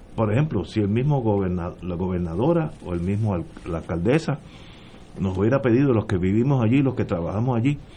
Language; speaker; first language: Spanish; native; Spanish